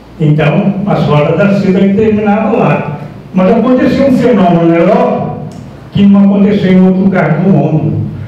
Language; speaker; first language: Portuguese; native; Portuguese